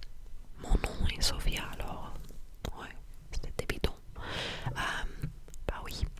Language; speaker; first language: French; non-native, fluent; English